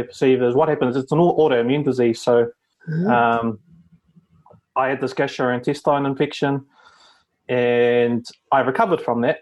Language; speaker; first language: English; native; English